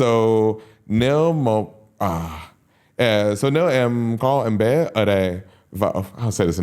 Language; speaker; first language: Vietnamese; non-native, learner; English